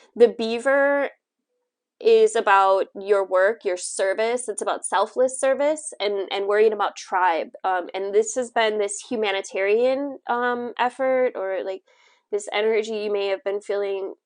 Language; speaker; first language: English; native; English